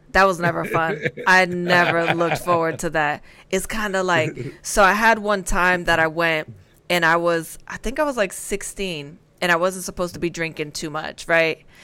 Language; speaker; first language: English; early bilingual, other home language; Spanish